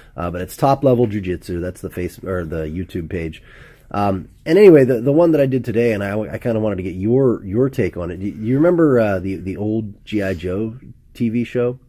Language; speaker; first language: English; native; English